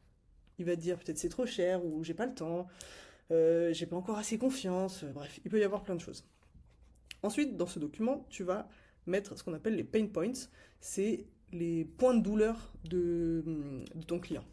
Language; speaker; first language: French; native; French